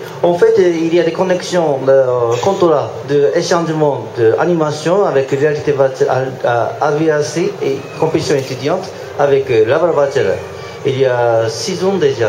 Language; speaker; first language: French; non-native, learner; Japanese